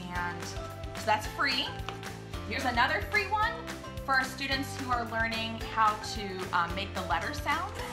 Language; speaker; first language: English; native; English